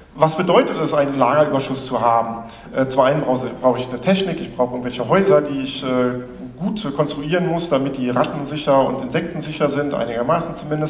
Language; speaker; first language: German; native; German